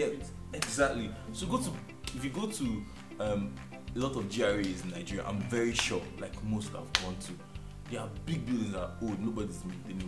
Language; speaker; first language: English; non-native, local second language; Igbo